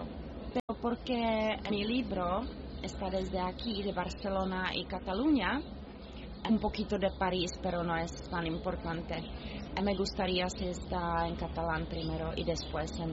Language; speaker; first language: Spanish; non-native, learner; Czech